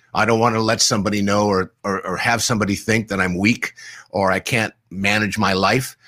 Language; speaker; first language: English; native; English